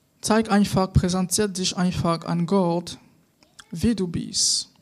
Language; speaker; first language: German; non-native, fluent; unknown